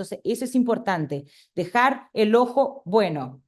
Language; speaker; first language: Spanish; non-native, fluent; Portuguese